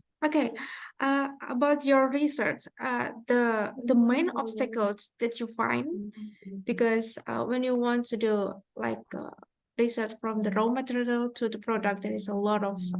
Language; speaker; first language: English; non-native, fluent; Indonesian